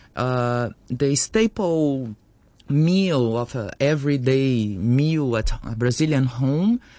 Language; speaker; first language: English; non-native, fluent; Portuguese